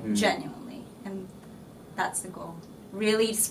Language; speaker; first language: English; non-native, local second language; Filipino